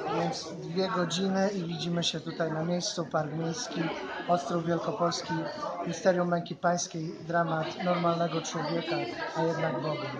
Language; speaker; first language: Polish; native; Polish